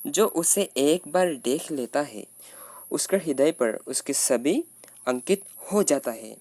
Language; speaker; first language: Hindi; non-native, local second language; Assamese